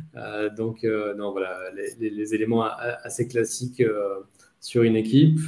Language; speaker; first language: French; native; French